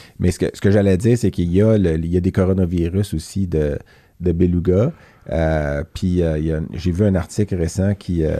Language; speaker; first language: French; native; French